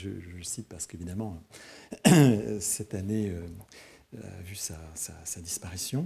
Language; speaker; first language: French; native; French